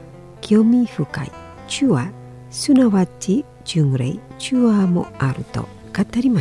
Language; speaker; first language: Japanese; non-native, learner; Indonesian